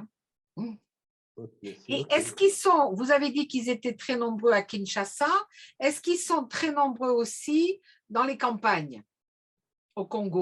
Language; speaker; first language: French; native; French